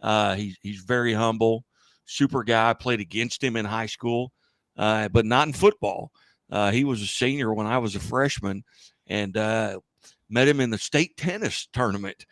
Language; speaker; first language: English; native; English